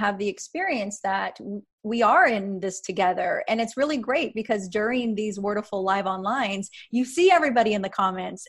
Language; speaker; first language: English; native; English